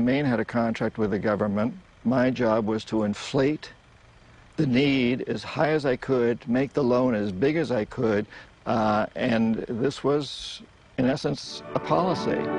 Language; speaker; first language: English; native; English